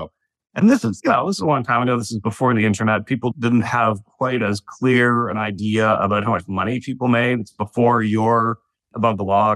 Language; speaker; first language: English; native; English